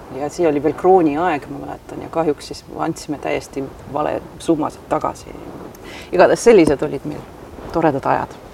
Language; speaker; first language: Estonian; non-native, local second language; Russian